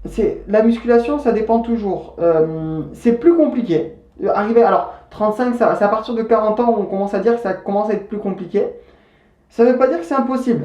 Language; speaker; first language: French; native; French